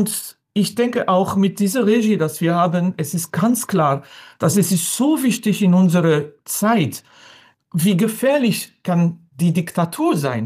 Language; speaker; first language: German; non-native, fluent; French